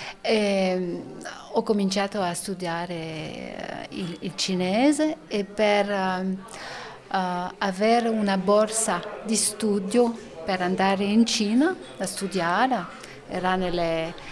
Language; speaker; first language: Italian; non-native, learner; French